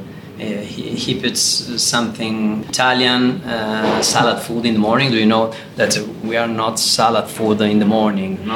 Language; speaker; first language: English; non-native, learner; Italian